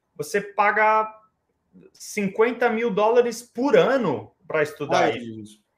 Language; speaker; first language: Portuguese; early bilingual, heritage; English